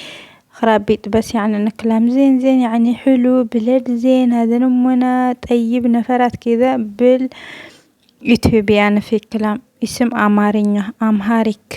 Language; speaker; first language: Arabic; non-native, learner; Amharic